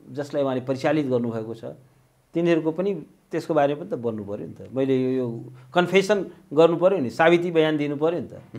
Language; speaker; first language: Nepali; native; Nepali